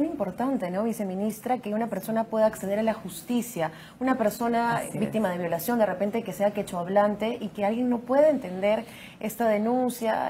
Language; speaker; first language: Spanish; native; Spanish